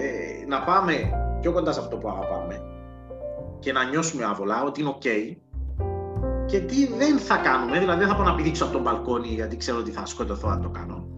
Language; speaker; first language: Greek; native; Greek